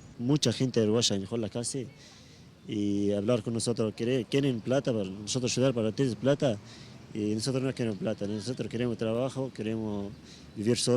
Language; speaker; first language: Spanish; non-native, learner; Arabic